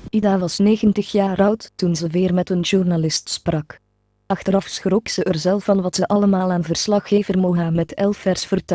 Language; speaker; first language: Dutch; native; Dutch